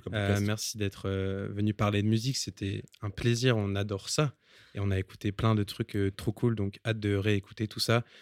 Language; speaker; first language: French; native; French